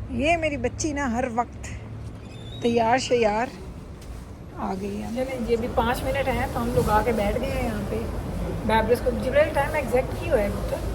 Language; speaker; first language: Urdu; non-native, local second language; Punjabi